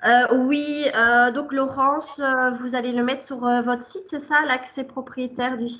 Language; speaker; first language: French; native; French